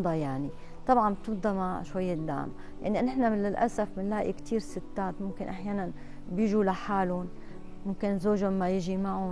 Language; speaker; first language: Arabic; native; Arabic